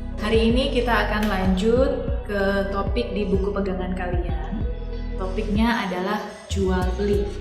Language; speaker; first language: Indonesian; native; Indonesian